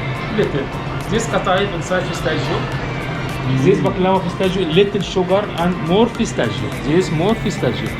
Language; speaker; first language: English; non-native, learner; Turkish